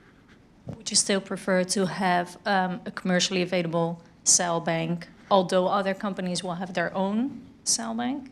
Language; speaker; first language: English; non-native, fluent; Dutch